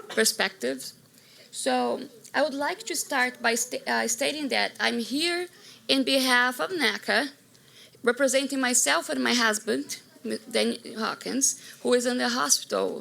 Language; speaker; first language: English; non-native, fluent; Portuguese